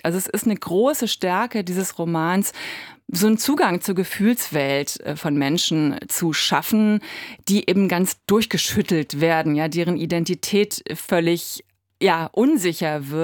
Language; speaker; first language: German; native; German